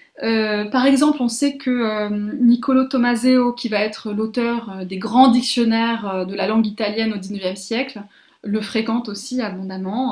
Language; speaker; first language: French; native; French